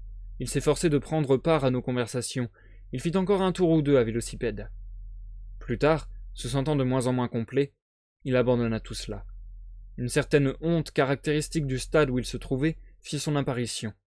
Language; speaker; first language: French; native; French